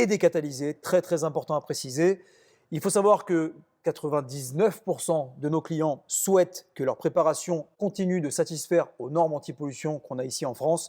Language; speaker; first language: French; native; French